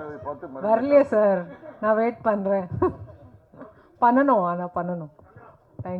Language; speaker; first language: Tamil; non-native, learner; Hindi